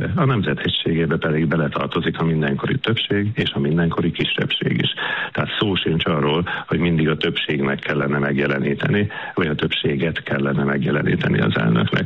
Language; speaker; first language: Hungarian; native; Hungarian